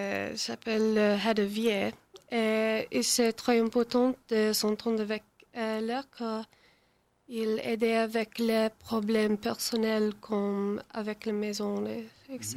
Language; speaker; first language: French; non-native, learner; English